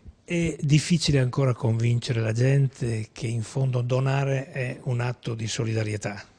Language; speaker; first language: Italian; native; Italian